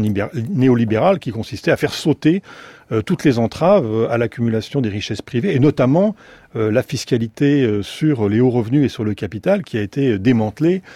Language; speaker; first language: French; native; French